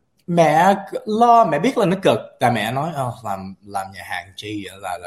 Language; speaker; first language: Vietnamese; early bilingual, heritage; Vietnamese